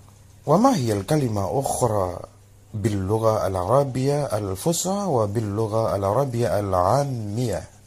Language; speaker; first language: Arabic; non-native, learner; Indonesian